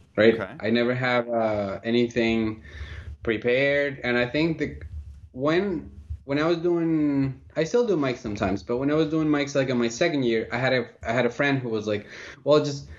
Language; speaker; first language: English; non-native, fluent; Spanish